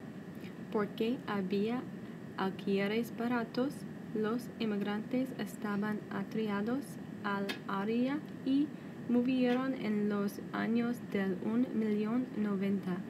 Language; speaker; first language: Spanish; non-native, learner; English